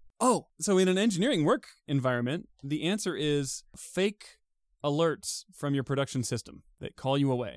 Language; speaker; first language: English; native; English